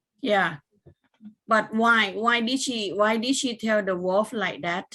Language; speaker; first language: English; non-native, fluent; Thai